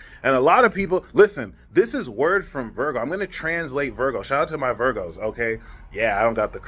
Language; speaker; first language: English; native; English